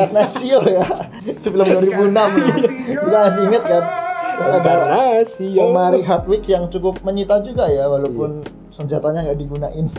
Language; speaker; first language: Indonesian; native; Indonesian